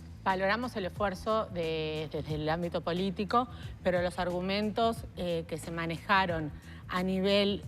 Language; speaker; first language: Spanish; native; Spanish